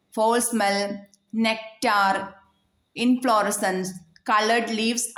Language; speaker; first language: English; non-native, local second language; Malayalam